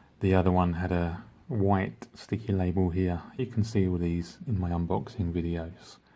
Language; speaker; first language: English; native; English